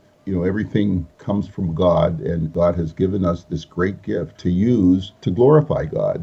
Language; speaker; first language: English; early bilingual, other home language; Spanish